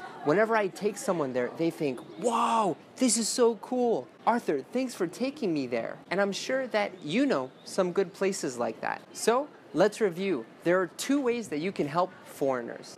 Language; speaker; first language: English; native; English